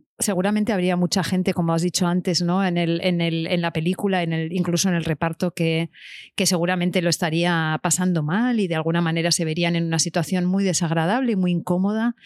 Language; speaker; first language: Spanish; native; Spanish